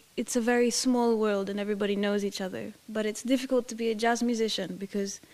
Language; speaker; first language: English; native; English